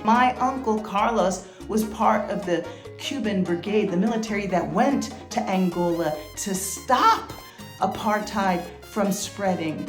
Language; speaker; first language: English; early bilingual, other home language; Spanish